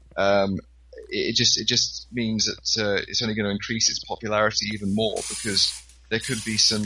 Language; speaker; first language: English; native; English